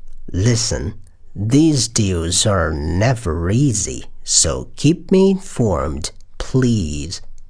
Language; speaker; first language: English; non-native, fluent; Chinese